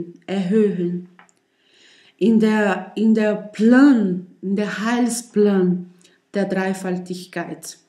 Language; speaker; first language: German; non-native, learner; Portuguese